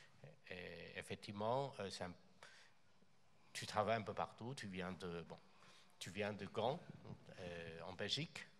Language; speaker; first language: French; non-native, fluent; Chinese